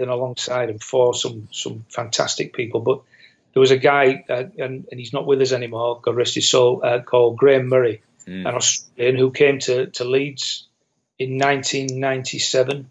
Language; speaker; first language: English; native; English